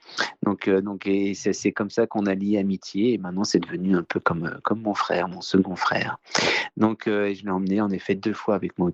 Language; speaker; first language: French; native; French